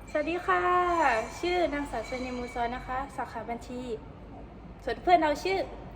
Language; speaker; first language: Thai; non-native, local second language; Pattani Malay